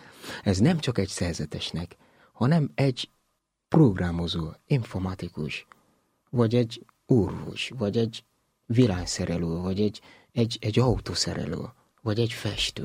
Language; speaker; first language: Hungarian; non-native, learner; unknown